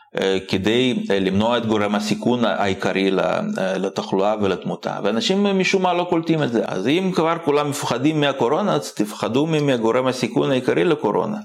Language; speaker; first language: Hebrew; non-native, fluent; Russian